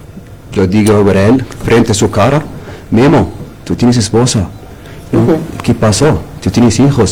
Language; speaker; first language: Spanish; non-native, learner; Arabic